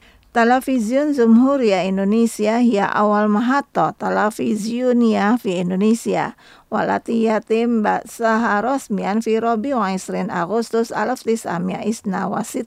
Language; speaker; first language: Arabic; non-native, fluent; Indonesian